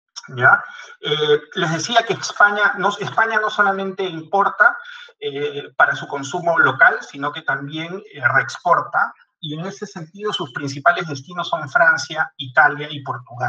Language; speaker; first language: Spanish; native; Spanish